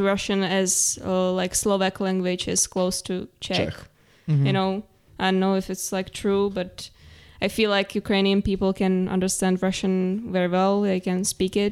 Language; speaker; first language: English; non-native, fluent; Czech